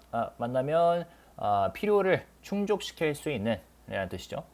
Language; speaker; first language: Korean; native; Korean